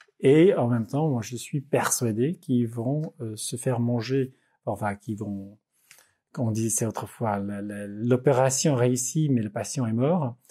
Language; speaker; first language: French; non-native, fluent; Dutch